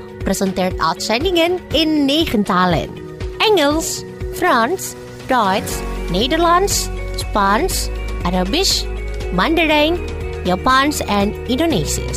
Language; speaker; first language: Dutch; non-native, fluent; Indonesian